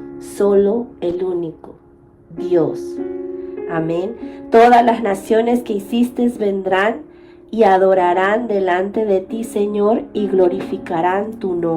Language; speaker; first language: Spanish; native; Spanish